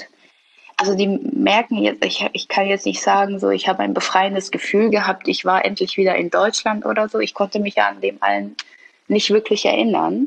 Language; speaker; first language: German; early bilingual, other home language; Persian